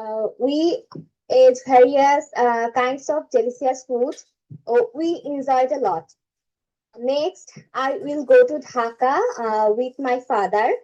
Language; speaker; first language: English; non-native, learner; Bangla